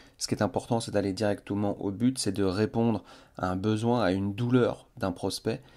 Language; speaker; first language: French; native; French